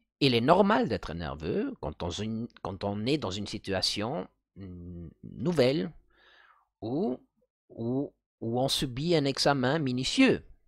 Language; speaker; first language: French; non-native, fluent; Spanish